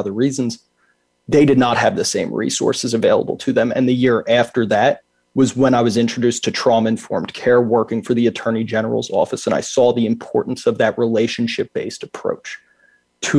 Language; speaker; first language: English; native; English